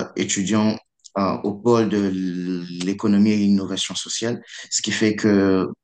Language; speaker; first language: French; non-native, local second language; Lingala